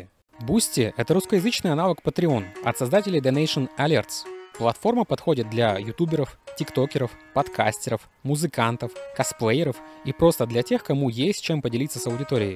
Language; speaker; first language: Russian; native; Russian